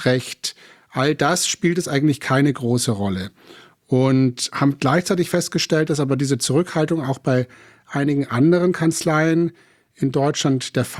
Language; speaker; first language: German; native; German